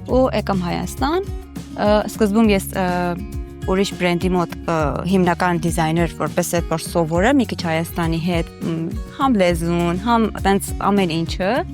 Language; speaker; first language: Armenian; early bilingual, heritage; Armenian